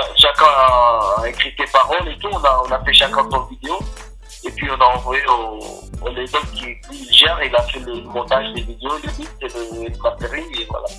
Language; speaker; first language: French; non-native, fluent; Portuguese